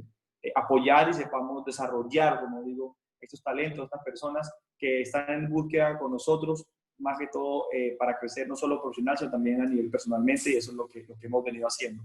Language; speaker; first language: Spanish; native; Spanish